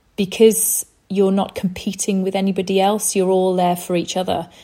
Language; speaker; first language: English; native; English